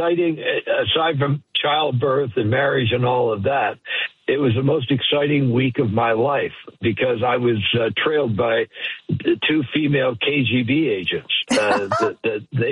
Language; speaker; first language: English; native; English